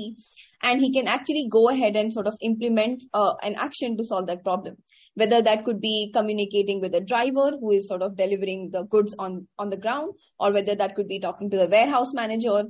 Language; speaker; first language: English; non-native, local second language; Hindi